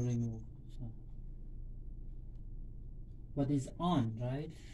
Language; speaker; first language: English; non-native, learner; Persian